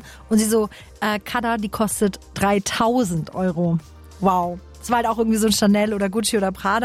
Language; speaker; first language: German; native; German